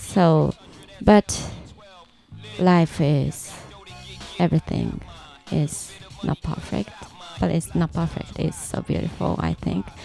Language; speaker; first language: English; non-native, learner; Japanese